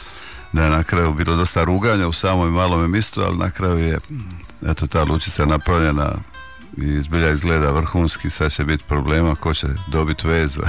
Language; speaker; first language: Croatian; native; Croatian